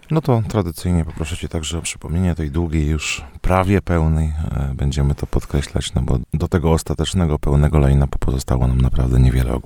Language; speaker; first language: Polish; native; Polish